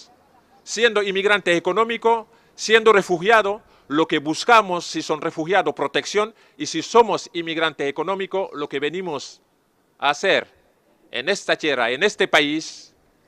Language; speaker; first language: Spanish; non-native, fluent; Serer